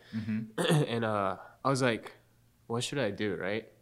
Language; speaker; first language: English; non-native, fluent; Japanese